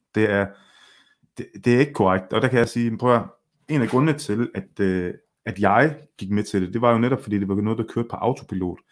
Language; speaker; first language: Danish; early bilingual, other home language; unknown